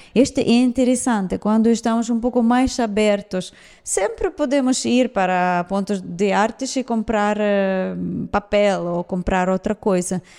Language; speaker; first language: Portuguese; non-native, fluent; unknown